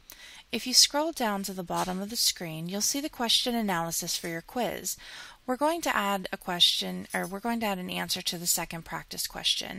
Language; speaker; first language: English; native; English